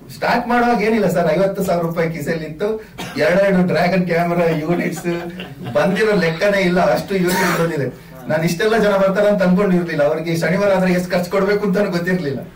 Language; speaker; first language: Kannada; non-native, local second language; Tulu